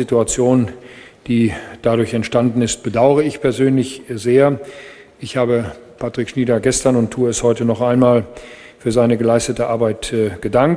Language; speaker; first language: German; native; German